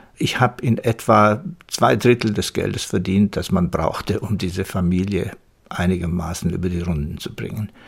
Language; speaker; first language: German; native; German